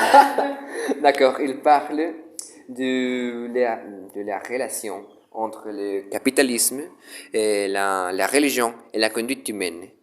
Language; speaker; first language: French; non-native, learner; Spanish